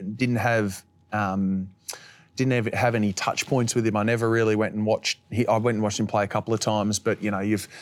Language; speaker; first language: English; native; English